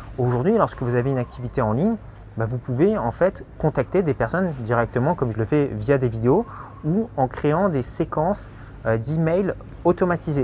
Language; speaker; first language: French; native; French